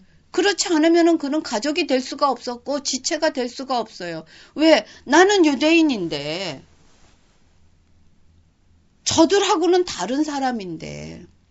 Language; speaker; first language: Korean; native; Korean